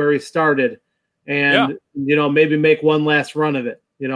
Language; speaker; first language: English; native; English